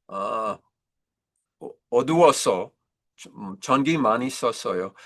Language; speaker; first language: Korean; non-native, learner; English